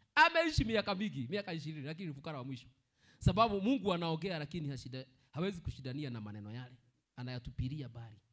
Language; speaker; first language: Swahili; non-native, local second language; Kikuyu